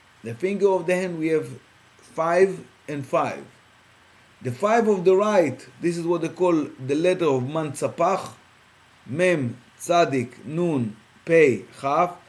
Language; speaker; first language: English; non-native, fluent; Hebrew